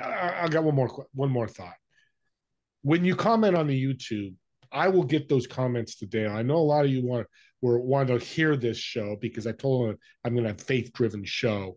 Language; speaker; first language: English; native; English